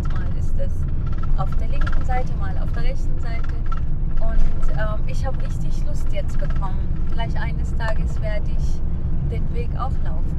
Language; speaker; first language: German; non-native, fluent; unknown